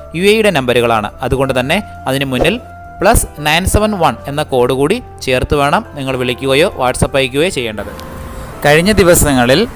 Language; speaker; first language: Malayalam; native; Malayalam